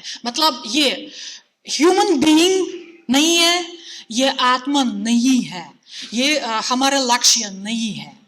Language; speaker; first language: Hindi; non-native, fluent; Russian